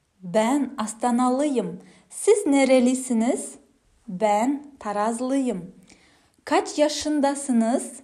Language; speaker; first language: Turkish; non-native, fluent; Kazakh